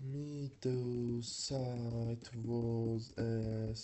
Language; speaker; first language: English; non-native, fluent; Azerbaijani